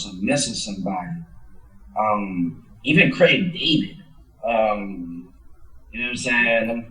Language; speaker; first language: English; native; English